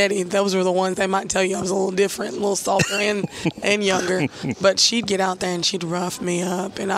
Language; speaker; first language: English; native; English